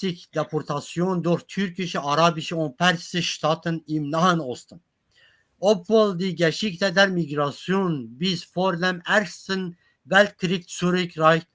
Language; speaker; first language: German; non-native, learner; Kurdish